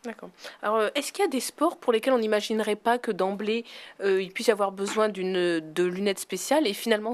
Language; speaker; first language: French; native; French